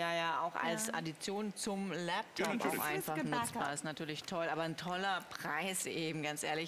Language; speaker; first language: German; native; German